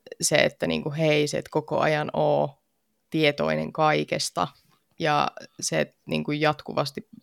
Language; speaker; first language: Finnish; native; Finnish